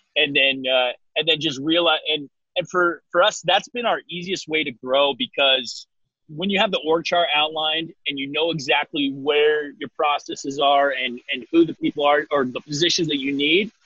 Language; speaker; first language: English; native; English